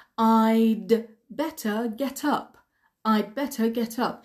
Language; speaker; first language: English; native; English